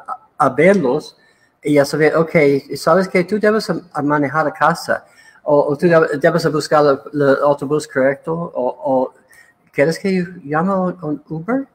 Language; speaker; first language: Spanish; non-native, learner; English